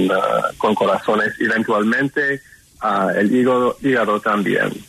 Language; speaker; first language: Spanish; non-native, fluent; English